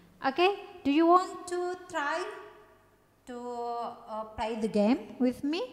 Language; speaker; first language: English; non-native, learner; Indonesian